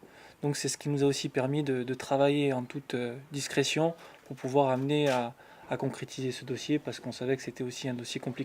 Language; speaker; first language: French; native; French